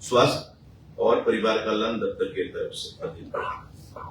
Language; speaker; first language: Hindi; non-native, local second language; Bangla